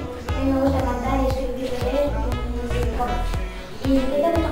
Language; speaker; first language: Spanish; non-native, learner; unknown